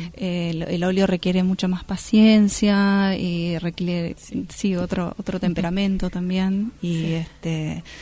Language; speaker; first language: Spanish; native; Spanish